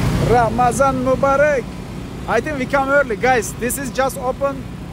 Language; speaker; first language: English; non-native, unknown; Turkish